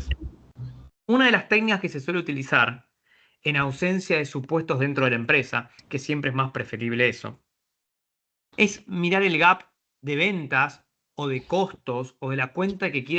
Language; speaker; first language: Spanish; native; Spanish